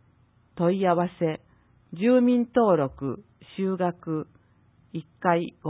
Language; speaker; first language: Japanese; native; Japanese